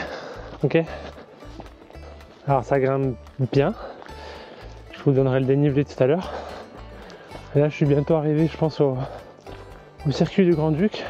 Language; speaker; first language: French; native; French